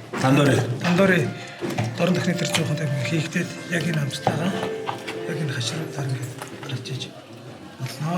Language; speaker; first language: Mongolian; native; Mongolian